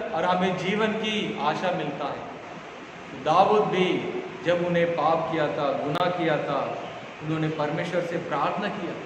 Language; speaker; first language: Hindi; non-native, local second language; Telugu